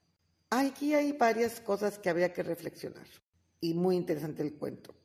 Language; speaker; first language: Spanish; native; Spanish